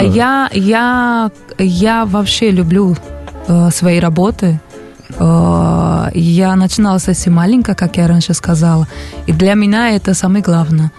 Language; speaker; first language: Russian; non-native, learner; Portuguese